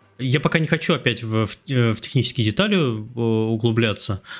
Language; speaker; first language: Russian; native; Russian